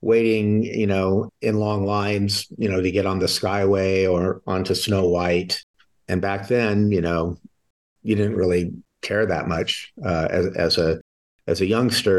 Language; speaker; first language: English; native; English